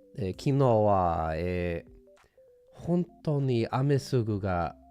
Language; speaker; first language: Japanese; non-native, learner; English